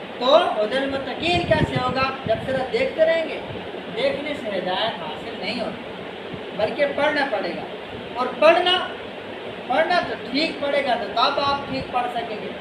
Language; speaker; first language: Urdu; native; Urdu